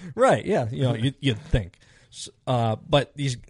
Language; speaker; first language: English; native; English